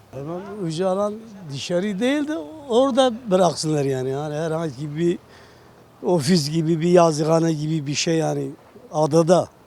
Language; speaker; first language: Turkish; non-native, local second language; Kurdish